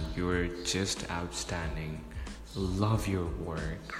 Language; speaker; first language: English; non-native, local second language; Urdu